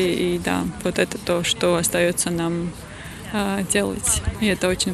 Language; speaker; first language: Russian; non-native, fluent; Georgian